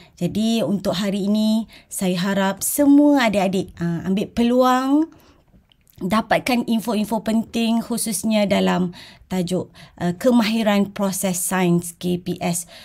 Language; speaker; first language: Malay; native; Malay